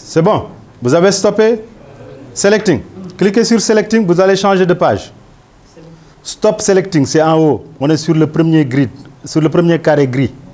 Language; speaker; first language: French; non-native, local second language; Wolof